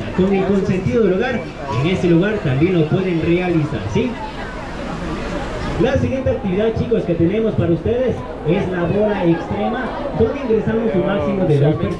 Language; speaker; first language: Spanish; native; Spanish